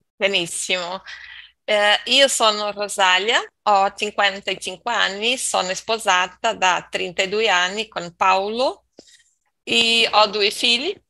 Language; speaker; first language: Italian; non-native, learner; Portuguese